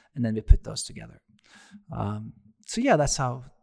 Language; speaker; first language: English; non-native, fluent; Norwegian